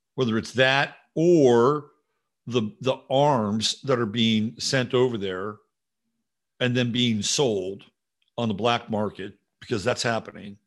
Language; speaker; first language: English; native; English